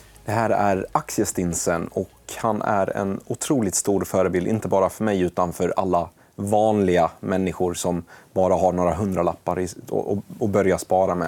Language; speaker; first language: Swedish; non-native, fluent; Arabic